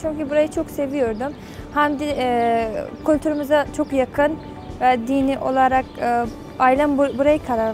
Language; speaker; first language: Turkish; non-native, fluent; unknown